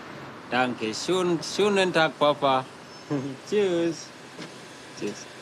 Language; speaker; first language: German; non-native, learner; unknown